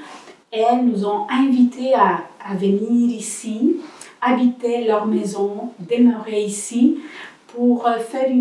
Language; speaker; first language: French; non-native, learner; Spanish